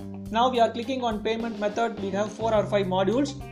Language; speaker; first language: English; non-native, local second language; Tamil